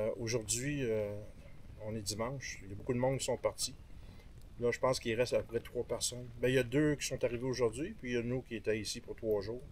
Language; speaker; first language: French; native; French